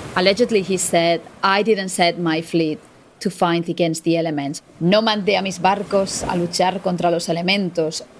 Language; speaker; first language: English; non-native, fluent; Spanish